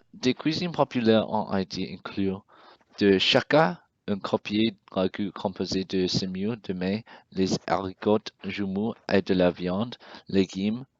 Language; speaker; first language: French; non-native, learner; English